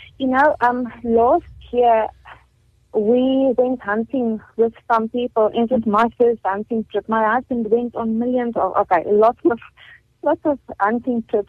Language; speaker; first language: English; non-native, local second language; Afrikaans